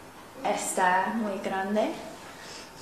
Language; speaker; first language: Spanish; non-native, learner; English